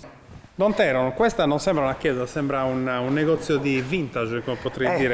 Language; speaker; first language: Italian; native; Italian